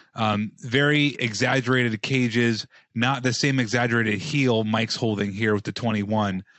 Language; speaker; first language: English; native; English